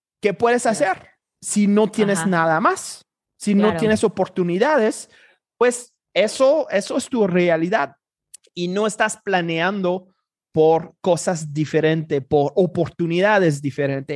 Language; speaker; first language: Spanish; non-native, fluent; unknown